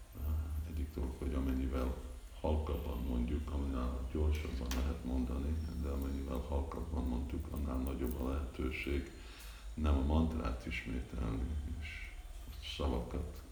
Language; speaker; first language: Hungarian; early bilingual, heritage; Hungarian